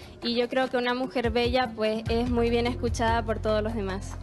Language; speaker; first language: Spanish; native; Spanish